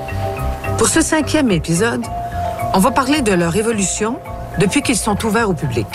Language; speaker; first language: French; native; French